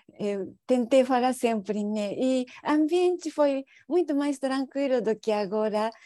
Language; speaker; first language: Portuguese; non-native, learner; Japanese